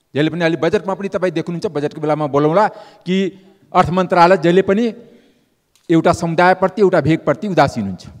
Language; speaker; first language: Nepali; non-native, local second language; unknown